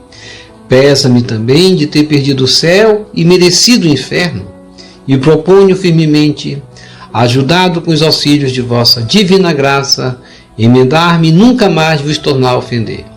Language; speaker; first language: Portuguese; native; Portuguese